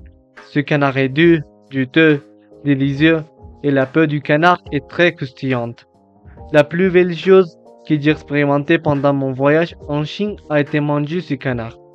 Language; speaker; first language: French; non-native, learner; Spanish